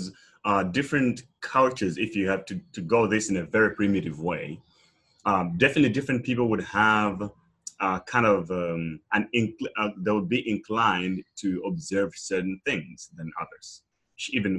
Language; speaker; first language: English; non-native, local second language; Nyanja